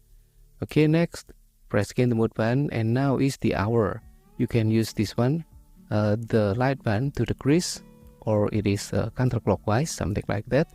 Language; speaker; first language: English; non-native, fluent; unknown